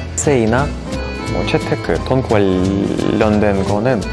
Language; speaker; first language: Korean; non-native, fluent; Russian